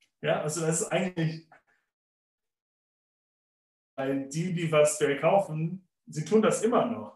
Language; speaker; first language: German; non-native, fluent; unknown